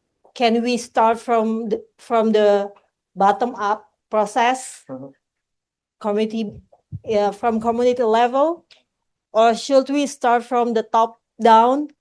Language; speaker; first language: English; non-native, local second language; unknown